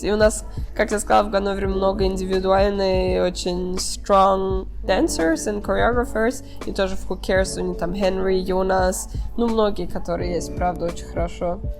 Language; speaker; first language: Russian; early bilingual, heritage; Russian